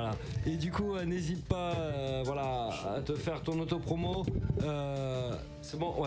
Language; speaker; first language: French; native; French